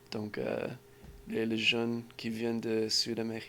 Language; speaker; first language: French; non-native, learner; English